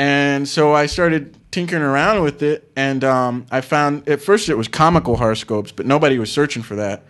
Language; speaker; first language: English; native; English